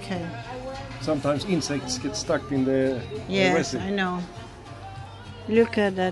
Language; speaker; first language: English; non-native, learner; Spanish